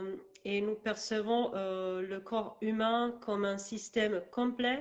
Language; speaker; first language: French; non-native, learner; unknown